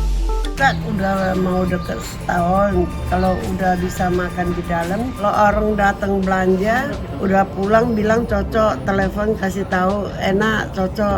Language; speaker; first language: Indonesian; non-native, local second language; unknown